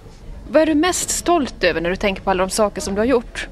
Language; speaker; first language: Swedish; native; Swedish